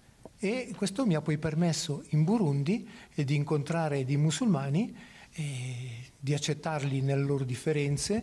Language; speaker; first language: Italian; native; Italian